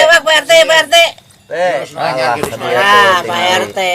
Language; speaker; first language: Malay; non-native, local second language; Sundanese